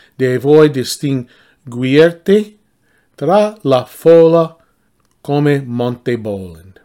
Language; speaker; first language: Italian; non-native, learner; English